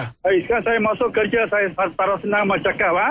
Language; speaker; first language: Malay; non-native, local second language; Tamil